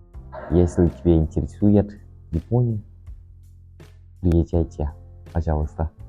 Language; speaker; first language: Russian; non-native, learner; Japanese